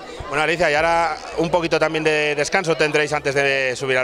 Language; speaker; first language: Spanish; native; Spanish